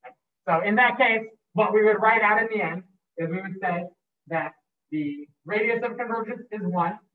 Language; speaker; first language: English; native; English